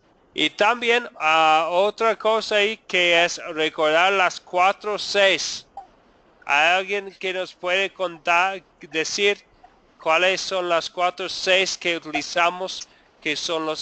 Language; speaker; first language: Spanish; non-native, fluent; English